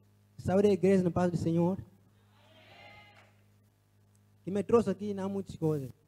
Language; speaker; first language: Portuguese; non-native, learner; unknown